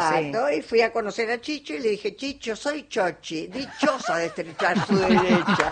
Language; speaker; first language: Spanish; native; Spanish